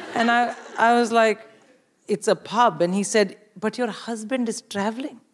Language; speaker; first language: English; non-native, local second language; Hindi